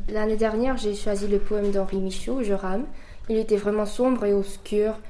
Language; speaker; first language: French; early bilingual, other home language; Korean